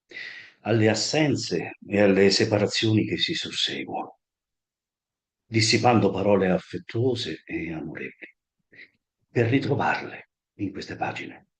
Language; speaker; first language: Italian; native; Italian